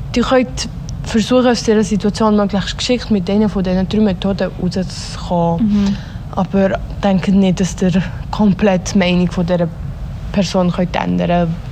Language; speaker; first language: German; early bilingual, other home language; Swiss German